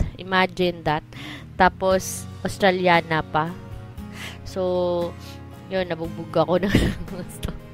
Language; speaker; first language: Filipino; non-native, local second language; Cebuano